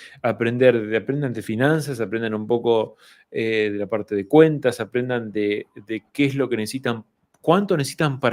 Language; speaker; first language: Spanish; native; Spanish